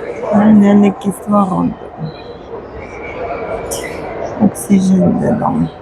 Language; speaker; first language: French; non-native, fluent; Russian